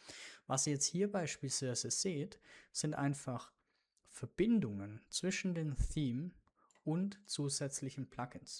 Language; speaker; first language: German; native; German